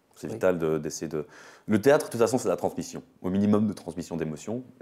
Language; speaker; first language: French; native; French